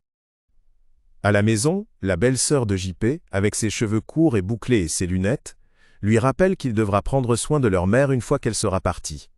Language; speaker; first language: French; native; French